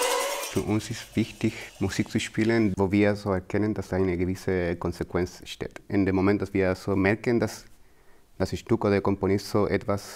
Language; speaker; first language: German; non-native, fluent; Spanish